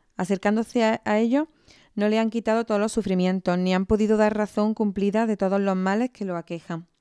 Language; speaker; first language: Spanish; native; Spanish